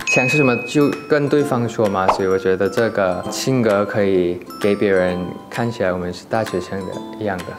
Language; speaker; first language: Chinese; non-native, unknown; Thai